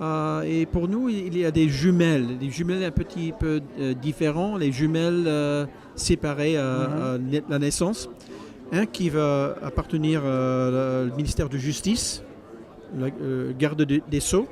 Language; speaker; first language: French; non-native, fluent; English